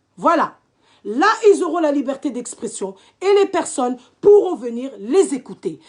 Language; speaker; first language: French; native; French